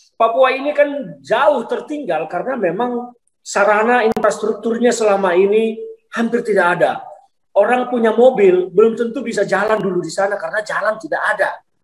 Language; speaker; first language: Indonesian; native; Indonesian